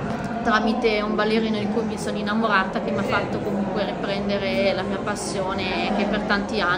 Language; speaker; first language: Italian; native; Italian